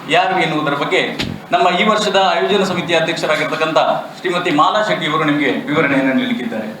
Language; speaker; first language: Kannada; native; Kannada